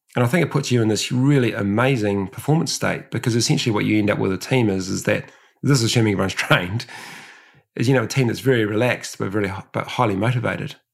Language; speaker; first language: English; early bilingual, other home language; Samoan